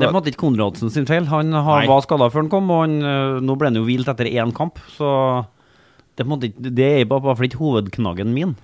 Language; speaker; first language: Norwegian; native; Norwegian